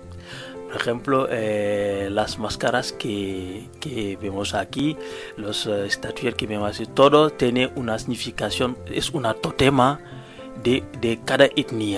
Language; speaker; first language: Spanish; non-native, learner; Wolof